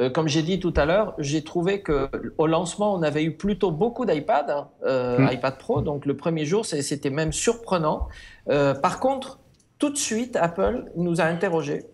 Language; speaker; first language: French; non-native, fluent; Spanish